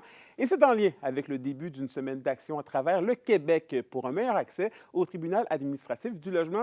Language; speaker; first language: French; native; French